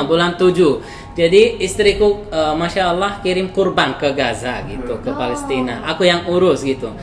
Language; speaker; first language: Indonesian; non-native, fluent; Arabic